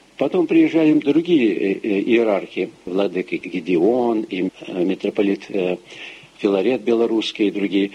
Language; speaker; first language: Russian; early bilingual, heritage; Russian